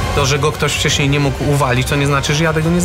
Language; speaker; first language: Polish; native; Polish